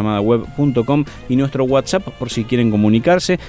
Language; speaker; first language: Spanish; native; Spanish